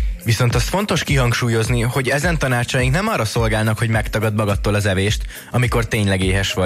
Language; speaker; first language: Hungarian; native; Hungarian